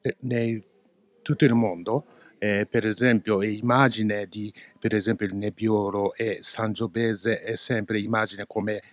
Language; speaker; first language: Italian; non-native, learner; Japanese